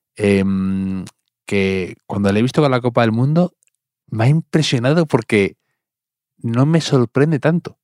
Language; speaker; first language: Spanish; native; Spanish